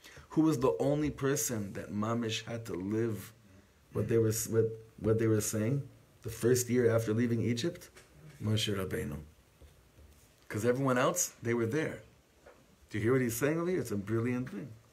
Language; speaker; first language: English; native; English